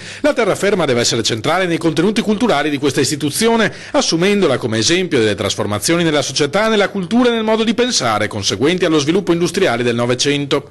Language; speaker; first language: Italian; native; Italian